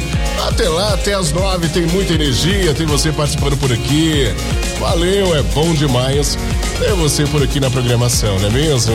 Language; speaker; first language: Portuguese; native; Portuguese